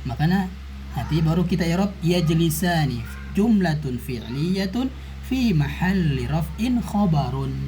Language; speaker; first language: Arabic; non-native, fluent; Indonesian